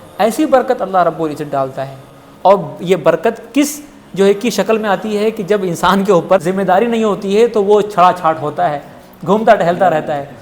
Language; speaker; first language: Urdu; native; Urdu